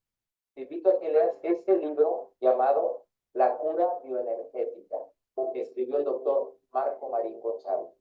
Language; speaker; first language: Spanish; native; Spanish